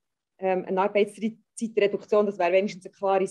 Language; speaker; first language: German; native; German